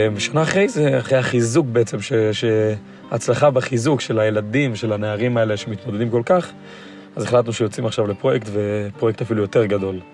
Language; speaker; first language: Hebrew; non-native, local second language; Yiddish